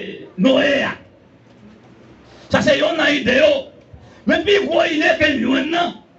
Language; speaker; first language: French; non-native, learner; Haitian Creole